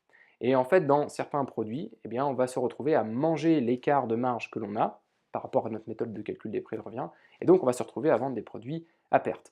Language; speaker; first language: French; native; French